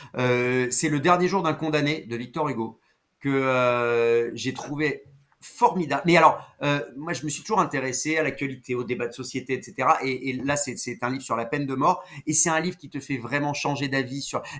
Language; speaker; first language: French; native; French